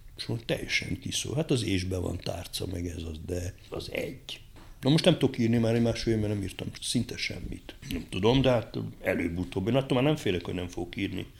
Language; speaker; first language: Hungarian; native; Hungarian